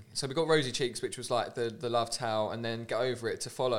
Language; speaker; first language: English; native; English